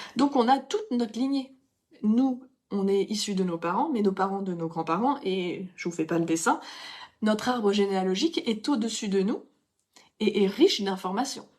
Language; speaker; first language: French; native; French